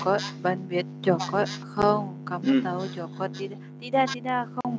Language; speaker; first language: Indonesian; non-native, learner; Vietnamese